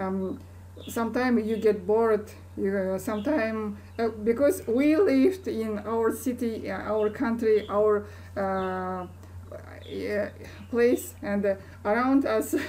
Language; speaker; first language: English; non-native, learner; Kazakh